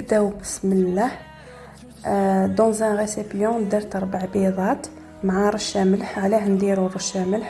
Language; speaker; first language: Arabic; native; Arabic